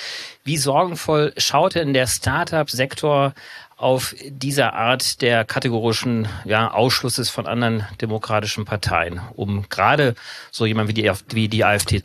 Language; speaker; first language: German; native; German